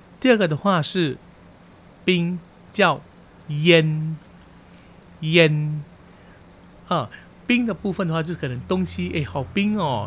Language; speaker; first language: Chinese; early bilingual, heritage; Chinese